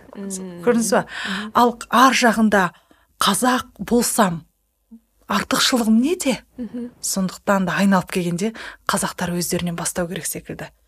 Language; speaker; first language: Kazakh; native; Kazakh